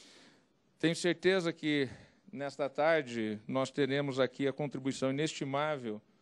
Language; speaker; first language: Portuguese; native; Portuguese